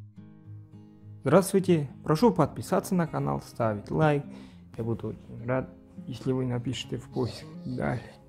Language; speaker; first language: Russian; non-native, local second language; Kazakh